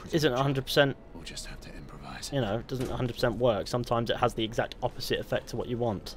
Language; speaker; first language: English; native; English